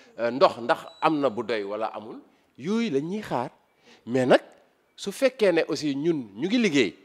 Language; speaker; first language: Wolof; native; Wolof